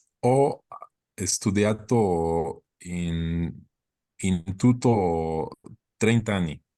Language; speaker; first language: Italian; non-native, learner; Spanish